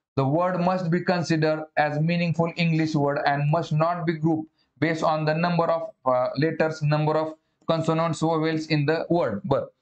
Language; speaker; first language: English; non-native, local second language; Marathi